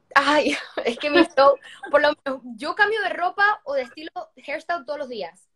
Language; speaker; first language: Spanish; native; Spanish